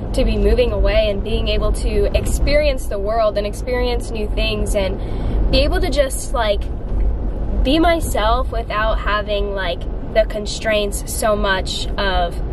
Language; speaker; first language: English; native; English